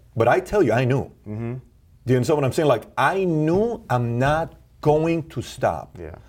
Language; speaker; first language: English; early bilingual, other home language; Persian